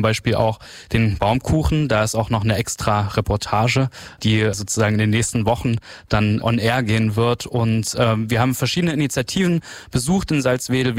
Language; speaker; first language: German; native; German